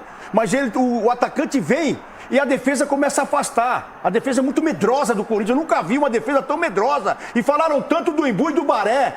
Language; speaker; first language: Portuguese; native; Portuguese